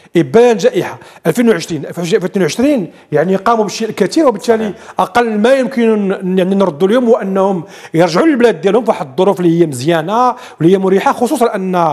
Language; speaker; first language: Arabic; native; Arabic